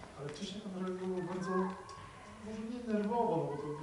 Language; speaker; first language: Polish; native; Polish